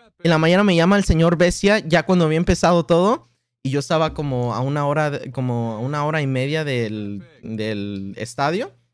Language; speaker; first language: Spanish; native; Spanish